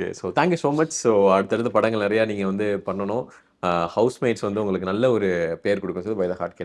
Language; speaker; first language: Tamil; native; Tamil